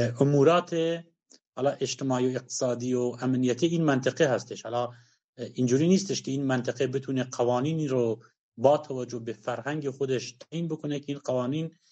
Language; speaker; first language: Persian; non-native, local second language; Kurdish